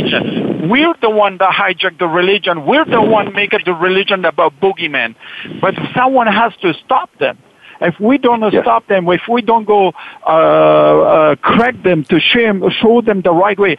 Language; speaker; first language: English; non-native, fluent; Persian